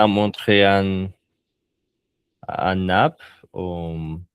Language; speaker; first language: French; non-native, learner; Spanish